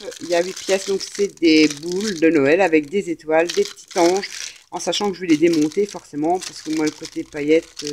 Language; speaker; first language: French; native; French